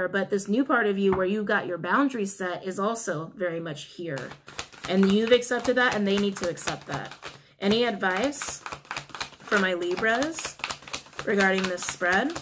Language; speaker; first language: English; native; English